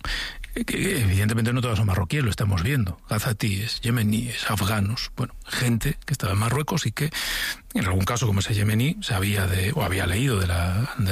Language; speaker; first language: Spanish; native; Spanish